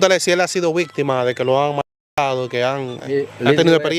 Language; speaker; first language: Spanish; native; Spanish